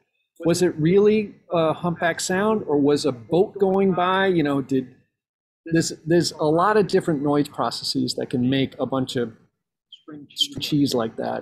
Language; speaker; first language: English; native; English